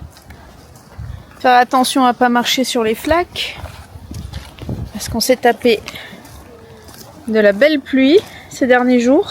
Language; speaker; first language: French; native; French